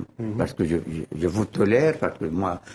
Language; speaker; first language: French; non-native, fluent; Arabic